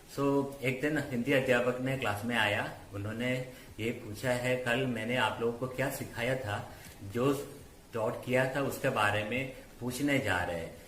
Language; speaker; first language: Hindi; non-native, local second language; Malayalam